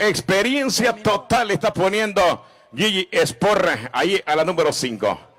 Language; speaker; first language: Spanish; native; Spanish